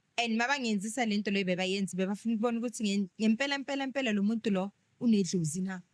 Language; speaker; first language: Zulu; non-native, local second language; Tsonga